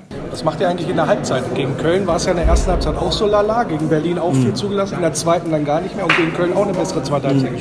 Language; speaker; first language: German; native; German